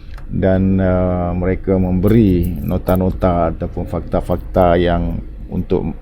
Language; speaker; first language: Malay; native; Malay